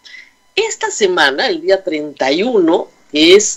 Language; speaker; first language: Spanish; native; Spanish